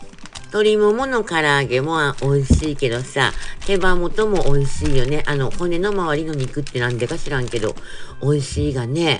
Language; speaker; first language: Japanese; native; Japanese